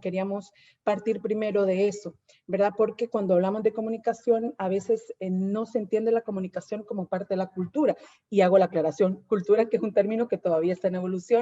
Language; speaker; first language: Spanish; native; Spanish